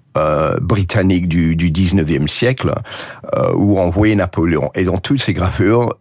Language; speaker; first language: French; non-native, fluent; English